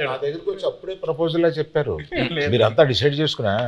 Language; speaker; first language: Telugu; native; Telugu